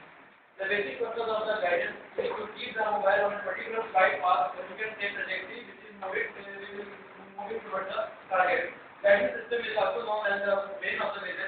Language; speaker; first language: English; non-native, learner; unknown